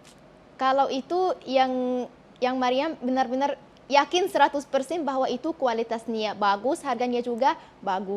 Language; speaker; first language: Indonesian; non-native, fluent; Arabic